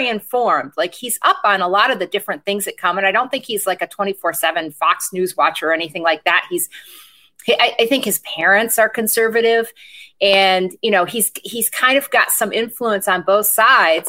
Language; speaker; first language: English; native; English